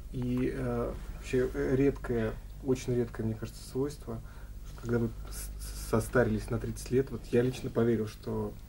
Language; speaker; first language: Russian; native; Russian